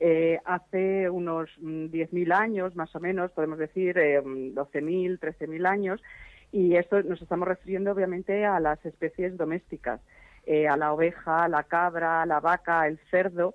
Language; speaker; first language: Spanish; native; Spanish